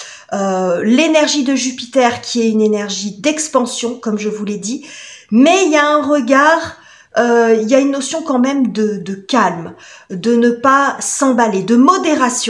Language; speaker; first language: French; native; French